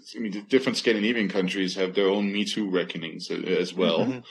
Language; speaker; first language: English; non-native, fluent; Danish